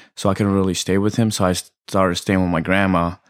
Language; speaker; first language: English; early bilingual, other home language; Amharic